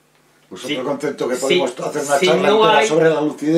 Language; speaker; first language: Spanish; native; Spanish